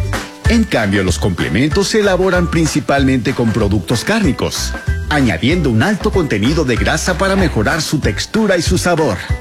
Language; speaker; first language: Spanish; native; Spanish